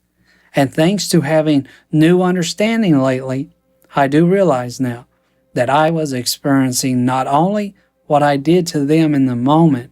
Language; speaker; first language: English; native; English